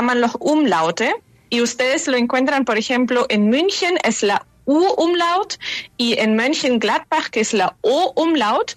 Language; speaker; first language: Spanish; non-native, fluent; German